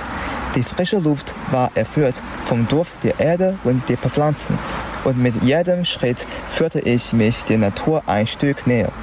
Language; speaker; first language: German; non-native, learner; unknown